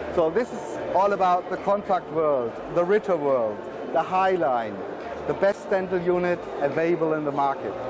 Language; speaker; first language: English; non-native, fluent; German